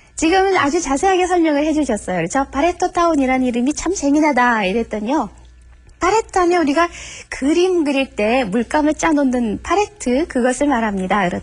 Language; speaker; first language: Korean; native; Korean